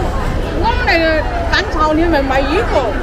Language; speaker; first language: Chinese; non-native, learner; Armenian